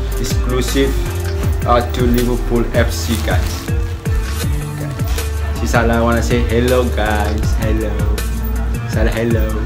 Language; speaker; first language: English; non-native, local second language; Malay